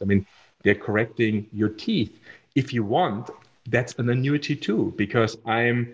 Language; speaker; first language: English; non-native, fluent; German